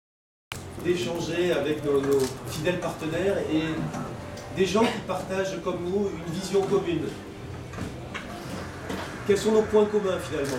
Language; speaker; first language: French; native; French